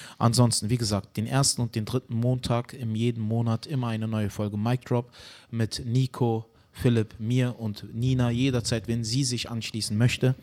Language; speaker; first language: German; early bilingual, other home language; Turkish